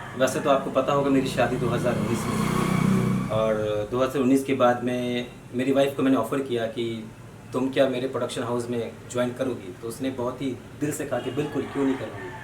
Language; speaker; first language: Hindi; non-native, local second language; Bangla